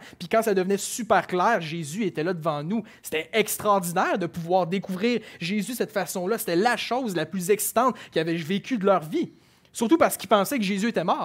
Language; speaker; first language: French; native; French